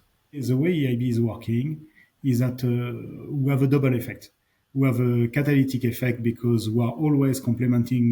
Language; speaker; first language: English; non-native, fluent; French